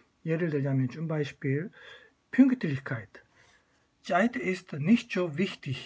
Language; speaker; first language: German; non-native, fluent; Korean